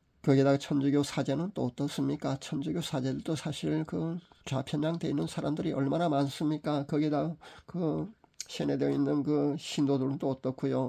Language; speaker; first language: Korean; native; Korean